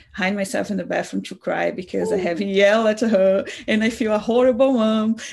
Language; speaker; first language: English; non-native, fluent; Portuguese